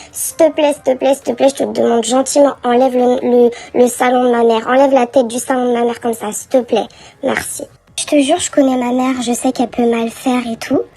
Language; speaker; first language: French; native; French